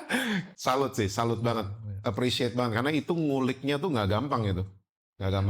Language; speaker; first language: Indonesian; native; Indonesian